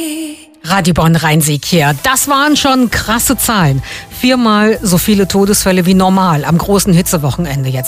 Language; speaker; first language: German; native; German